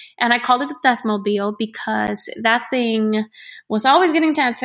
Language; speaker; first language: English; native; English